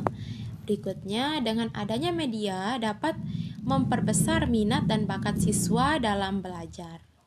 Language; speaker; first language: Indonesian; native; Indonesian